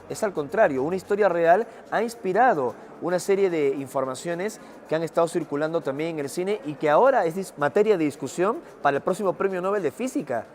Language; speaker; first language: Spanish; native; Spanish